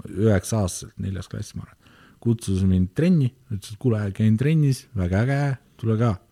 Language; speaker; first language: Estonian; non-native, local second language; Russian